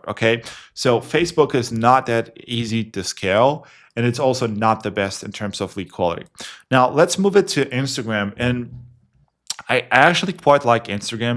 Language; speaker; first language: English; non-native, fluent; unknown